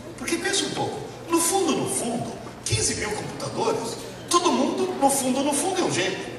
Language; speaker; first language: Portuguese; early bilingual, other home language; Italian